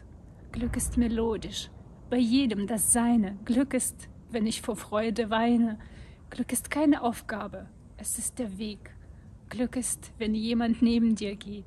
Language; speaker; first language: German; non-native, fluent; Russian